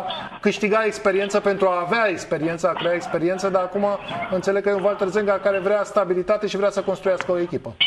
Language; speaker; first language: Romanian; native; Romanian